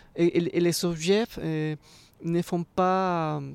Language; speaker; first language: French; non-native, fluent; Spanish